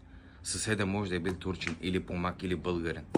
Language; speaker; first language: Bulgarian; non-native, local second language; Turkish